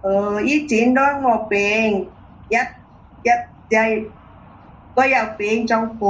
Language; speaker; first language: Cantonese; non-native, learner; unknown